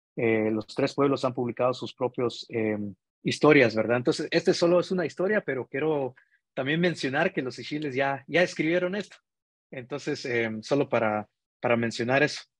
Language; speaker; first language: Spanish; early bilingual, heritage; Spanish